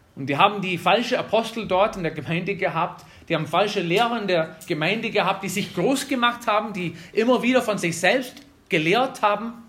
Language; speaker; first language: German; non-native, fluent; English